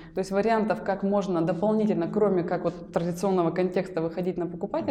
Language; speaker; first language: Russian; native; Russian